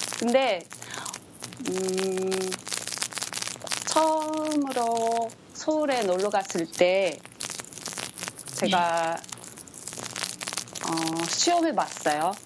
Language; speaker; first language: Korean; non-native, learner; Japanese